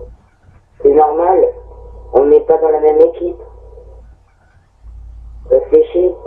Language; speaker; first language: French; native; French